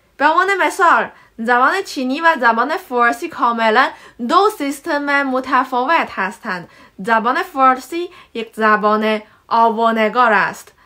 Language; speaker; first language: Persian; non-native, fluent; Chinese